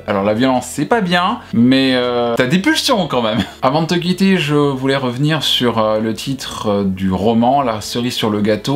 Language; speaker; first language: French; native; French